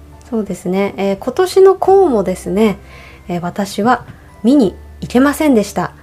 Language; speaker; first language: Japanese; native; Japanese